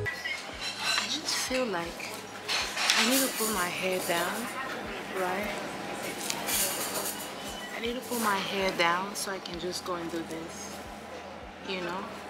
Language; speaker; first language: English; native; English